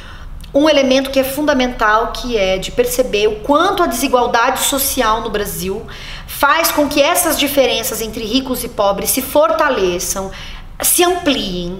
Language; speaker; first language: Portuguese; native; Portuguese